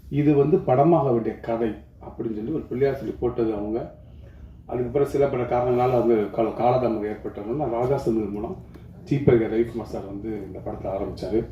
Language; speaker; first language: Tamil; native; Tamil